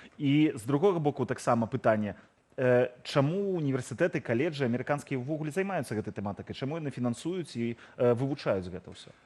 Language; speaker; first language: Belarusian; native; Belarusian